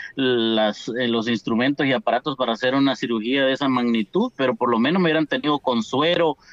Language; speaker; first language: Spanish; native; Spanish